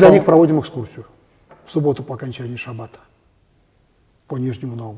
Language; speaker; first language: Russian; native; Russian